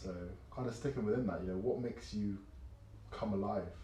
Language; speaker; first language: English; native; English